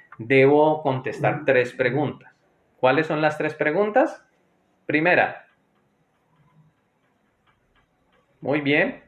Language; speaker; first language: Spanish; native; Spanish